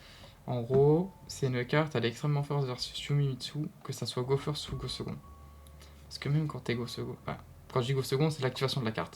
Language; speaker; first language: French; native; French